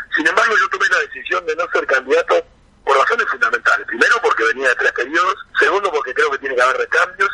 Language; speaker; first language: Spanish; native; Spanish